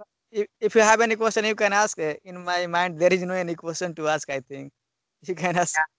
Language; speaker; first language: English; non-native, learner; Hindi